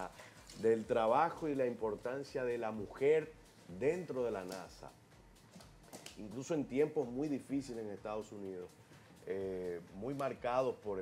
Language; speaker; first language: Spanish; native; Spanish